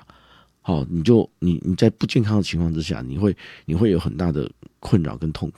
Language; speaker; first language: Chinese; native; Chinese